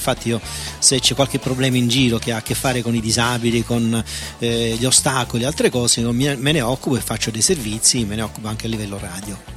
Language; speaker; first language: Italian; native; Italian